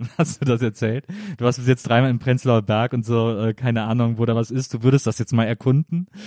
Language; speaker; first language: German; native; German